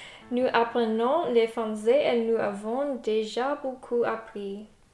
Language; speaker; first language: French; non-native, learner; English